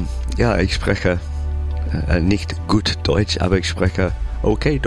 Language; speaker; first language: German; non-native, learner; English